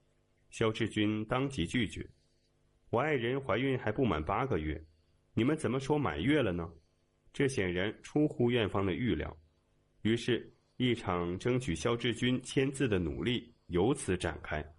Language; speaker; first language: Chinese; native; Chinese